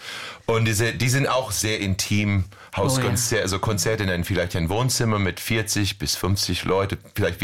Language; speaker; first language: German; non-native, fluent; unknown